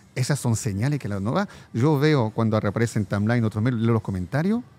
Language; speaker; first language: Spanish; non-native, fluent; French